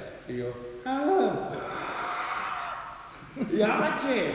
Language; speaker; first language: Spanish; non-native, learner; Dutch